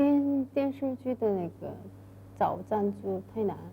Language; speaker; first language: Chinese; non-native, learner; Korean